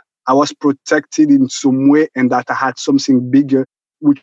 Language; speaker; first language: English; non-native, local second language; Kinyarwanda